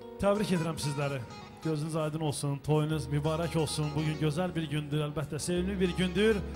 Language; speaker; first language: Azerbaijani; non-native, local second language; Avaric